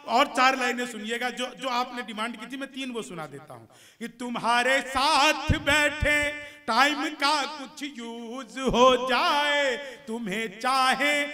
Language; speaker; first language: Hindi; native; Hindi